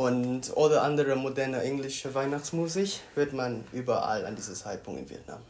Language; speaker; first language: German; non-native, learner; Vietnamese